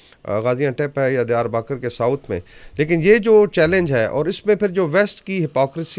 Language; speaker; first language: Urdu; native; Urdu